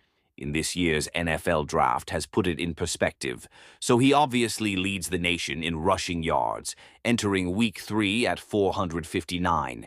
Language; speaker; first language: English; native; English